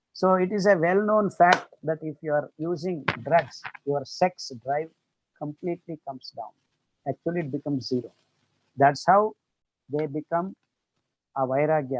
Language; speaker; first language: English; non-native, local second language; Kannada